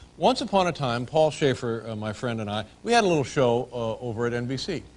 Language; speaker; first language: English; native; English